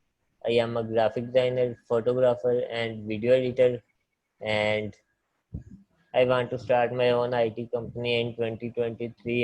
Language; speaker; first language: English; non-native, learner; Punjabi